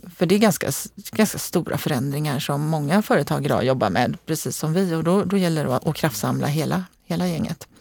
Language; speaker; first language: Swedish; early bilingual, other home language; Hungarian